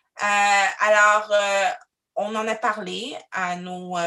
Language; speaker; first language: French; early bilingual, other home language; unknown